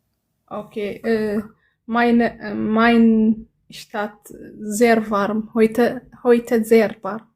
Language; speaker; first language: German; non-native, learner; Amharic